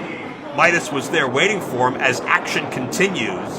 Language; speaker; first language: English; native; English